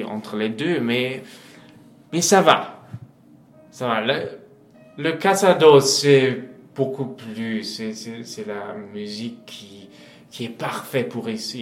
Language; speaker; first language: French; non-native, fluent; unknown